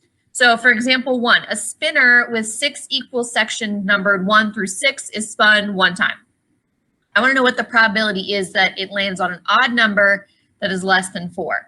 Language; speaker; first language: English; native; English